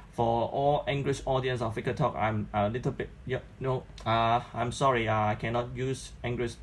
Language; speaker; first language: English; non-native, local second language; Cantonese